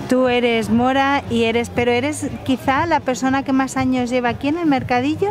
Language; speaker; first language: Spanish; native; Spanish